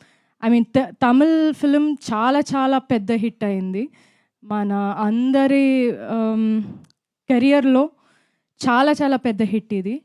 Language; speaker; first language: Telugu; non-native, fluent; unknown